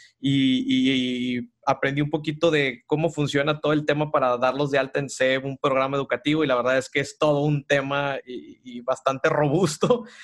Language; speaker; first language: Spanish; native; Spanish